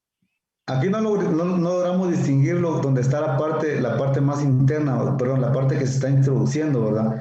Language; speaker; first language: Spanish; native; Spanish